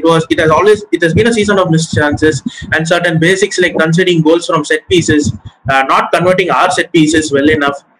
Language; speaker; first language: English; non-native, local second language; Tamil